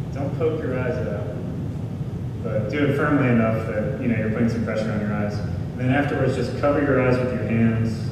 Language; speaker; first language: English; native; English